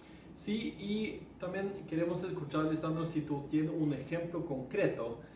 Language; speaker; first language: Spanish; non-native, fluent; Norwegian